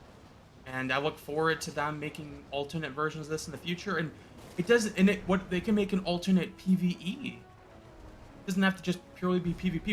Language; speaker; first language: English; native; English